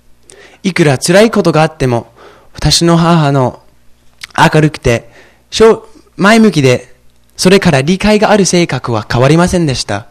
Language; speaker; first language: Japanese; non-native, fluent; English